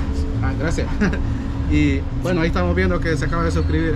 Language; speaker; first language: Spanish; native; Spanish